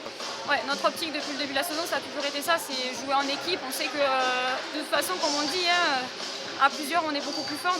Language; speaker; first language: French; native; French